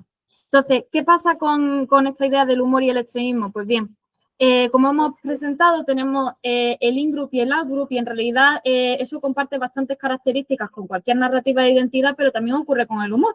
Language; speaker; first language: Spanish; native; Spanish